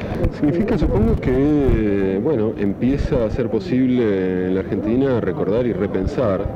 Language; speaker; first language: Spanish; native; Spanish